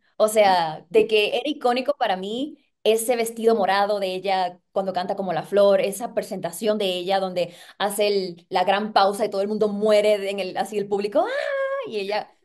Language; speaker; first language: Spanish; native; Spanish